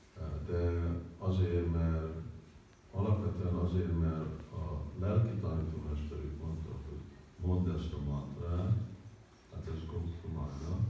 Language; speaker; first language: Hungarian; early bilingual, heritage; Hungarian